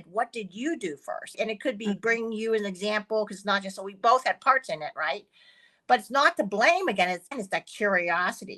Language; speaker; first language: English; early bilingual, other home language; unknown